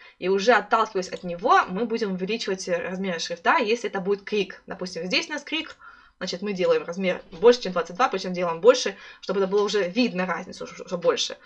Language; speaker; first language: Russian; native; Russian